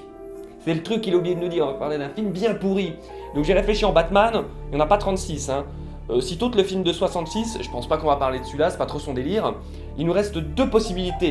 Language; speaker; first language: French; native; French